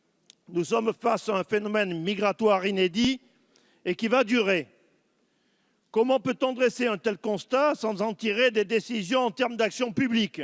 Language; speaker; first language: French; native; French